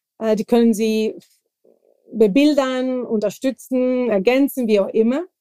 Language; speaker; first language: German; non-native, fluent; Spanish